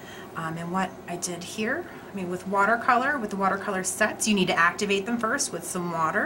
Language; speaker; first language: English; native; English